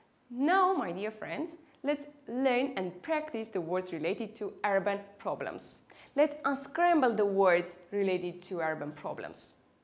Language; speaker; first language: English; non-native, fluent; Armenian